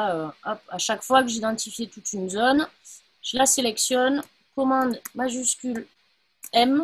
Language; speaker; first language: French; native; French